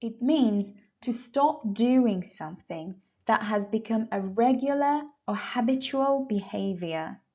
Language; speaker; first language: English; non-native, fluent; Persian